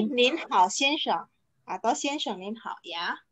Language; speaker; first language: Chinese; non-native, fluent; Indonesian